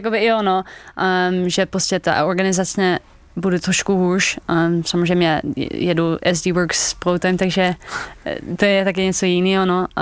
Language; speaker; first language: Czech; early bilingual, heritage; Dutch